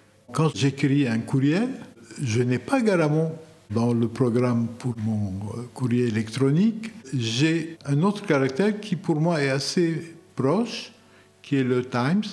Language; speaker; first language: French; non-native, local second language; Arabic